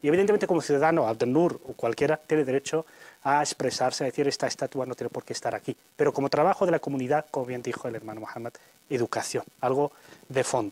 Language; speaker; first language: Spanish; native; Spanish